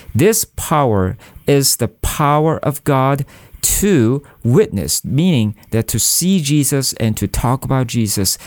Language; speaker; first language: English; non-native, fluent; Korean